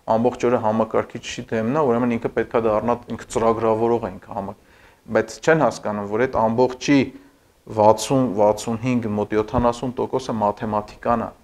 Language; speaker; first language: Armenian; native; Armenian